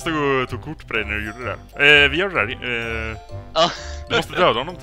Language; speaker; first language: Swedish; native; Swedish